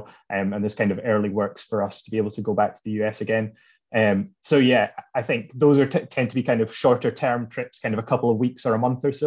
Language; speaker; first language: English; native; English